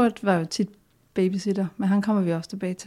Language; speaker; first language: Danish; native; Danish